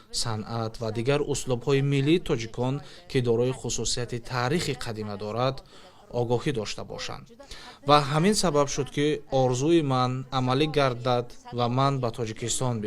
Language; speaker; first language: Persian; non-native, fluent; Kara-Kalpak